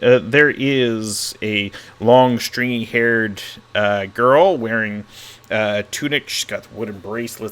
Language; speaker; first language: English; native; English